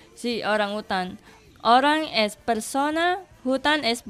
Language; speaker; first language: Catalan; non-native, learner; Indonesian